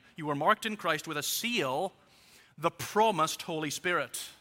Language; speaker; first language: English; native; English